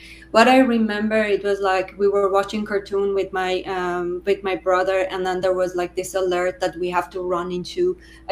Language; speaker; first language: English; non-native, fluent; Persian